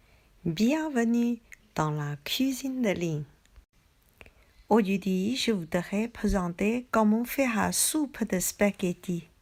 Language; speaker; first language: French; non-native, learner; Chinese